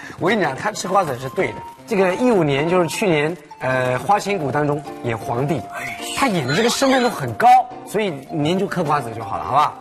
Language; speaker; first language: Chinese; native; Chinese